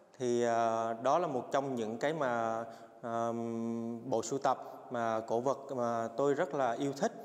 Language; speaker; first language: Vietnamese; native; Vietnamese